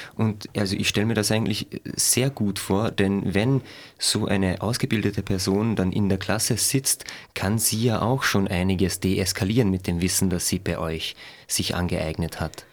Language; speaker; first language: German; native; German